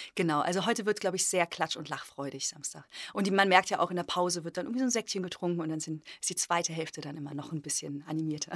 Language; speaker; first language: German; early bilingual, other home language; Polish